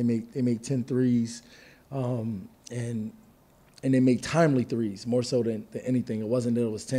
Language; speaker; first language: English; native; English